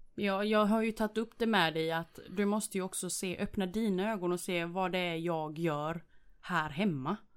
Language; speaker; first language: Swedish; early bilingual, other home language; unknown